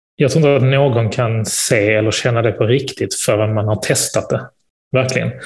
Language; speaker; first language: Swedish; native; Swedish